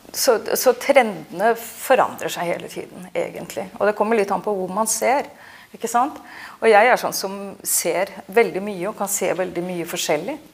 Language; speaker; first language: Norwegian; native; Norwegian